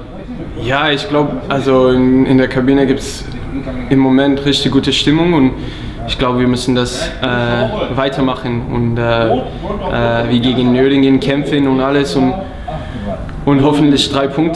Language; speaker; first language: German; non-native, fluent; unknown